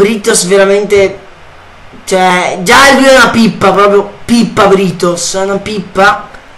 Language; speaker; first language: Italian; native; Italian